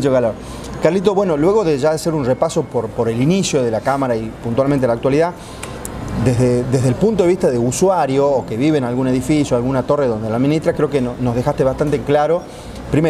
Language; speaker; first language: Spanish; native; Spanish